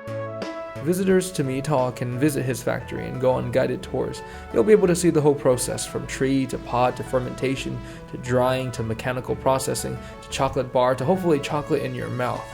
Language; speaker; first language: English; early bilingual, other home language; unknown